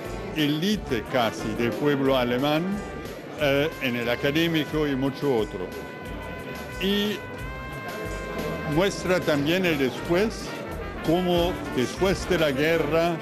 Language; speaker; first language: Spanish; non-native, fluent; German